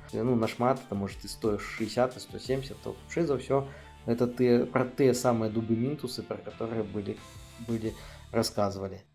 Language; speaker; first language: Belarusian; native; Belarusian